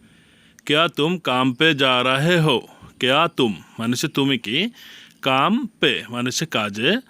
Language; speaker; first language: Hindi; non-native, learner; Bangla